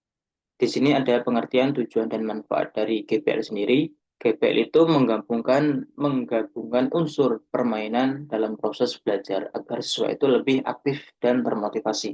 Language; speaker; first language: Indonesian; native; Indonesian